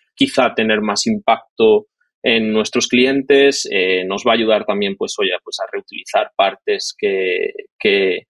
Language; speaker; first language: Spanish; native; Spanish